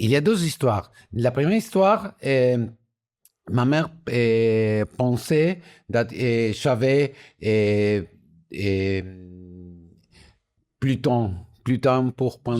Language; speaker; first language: French; non-native, learner; Spanish